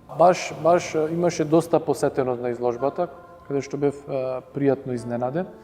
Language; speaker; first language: Macedonian; early bilingual, heritage; Macedonian